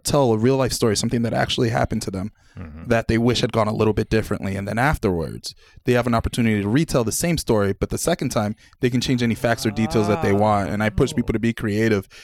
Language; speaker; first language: English; early bilingual, other home language; Spanish